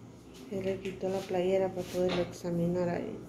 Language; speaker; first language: Spanish; native; Spanish